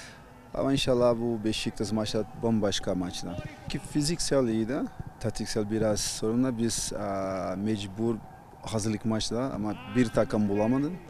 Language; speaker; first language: Turkish; non-native, fluent; Portuguese